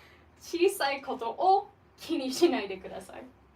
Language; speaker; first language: Japanese; non-native, fluent; English